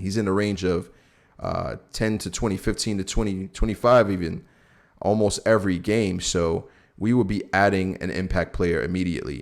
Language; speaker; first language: English; native; English